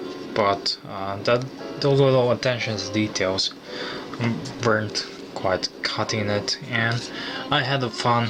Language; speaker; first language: English; non-native, fluent; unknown